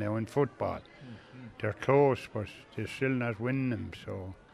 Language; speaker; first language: English; native; English